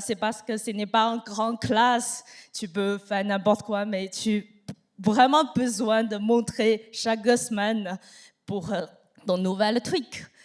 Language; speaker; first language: French; non-native, learner; Chinese